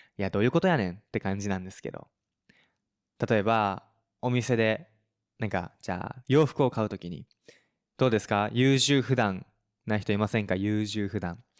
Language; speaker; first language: Japanese; native; Japanese